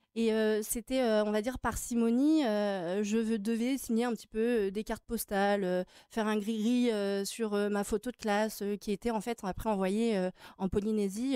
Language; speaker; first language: French; native; French